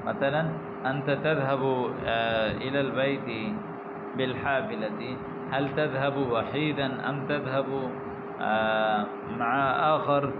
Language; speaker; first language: Arabic; non-native, fluent; Urdu